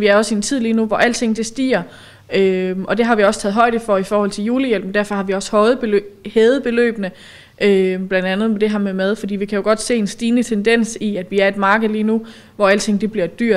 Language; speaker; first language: Danish; native; Danish